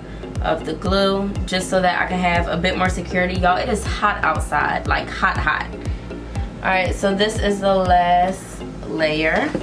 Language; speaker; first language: English; native; English